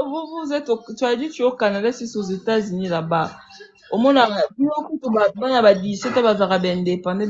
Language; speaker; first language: French; non-native, local second language; Lingala